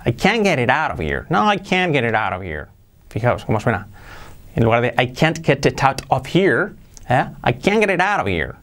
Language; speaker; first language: English; non-native, fluent; Spanish